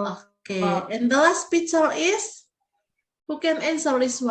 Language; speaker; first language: English; non-native, learner; Indonesian